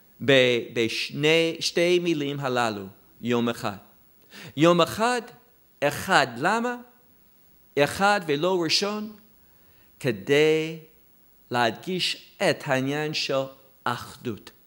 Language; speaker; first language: Hebrew; non-native, fluent; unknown